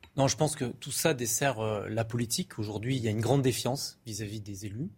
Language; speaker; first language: French; native; French